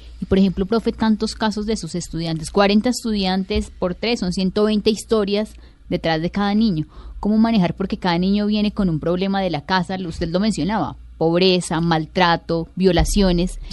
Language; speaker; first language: Spanish; native; Spanish